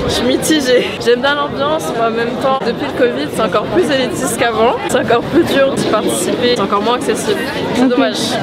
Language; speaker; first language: French; native; French